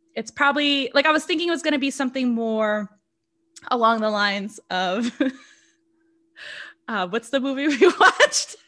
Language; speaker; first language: English; non-native, fluent; Portuguese